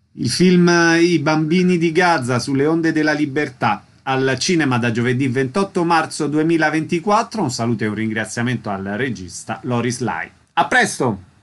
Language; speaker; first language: Italian; native; Italian